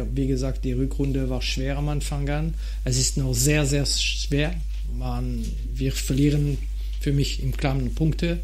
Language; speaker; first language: German; non-native, fluent; French